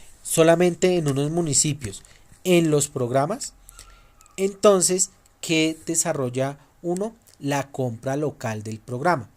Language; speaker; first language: Spanish; native; Spanish